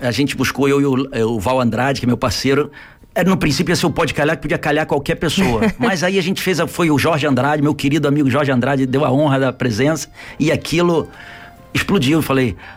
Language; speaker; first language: Portuguese; native; Portuguese